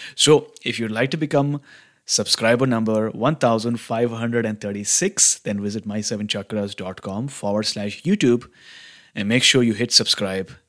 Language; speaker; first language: English; non-native, local second language; Hindi